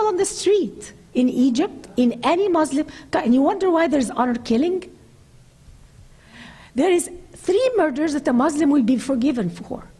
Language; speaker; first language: English; non-native, fluent; Arabic